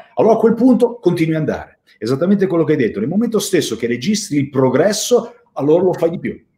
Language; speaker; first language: Italian; early bilingual, heritage; Italian